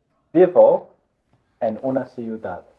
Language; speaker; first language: Spanish; non-native, fluent; English